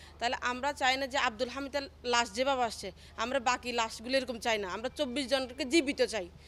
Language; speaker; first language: Bangla; native; Bangla